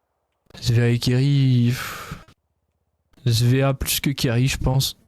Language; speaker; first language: French; native; French